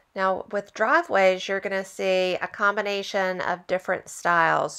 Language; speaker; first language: English; native; English